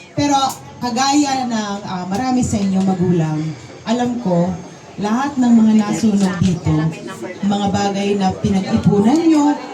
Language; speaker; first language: Filipino; native; Filipino